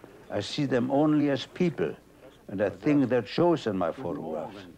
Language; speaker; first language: English; non-native, fluent; German